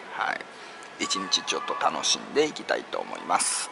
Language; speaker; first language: Japanese; native; Japanese